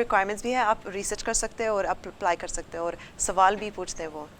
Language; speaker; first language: Hindi; early bilingual, heritage; English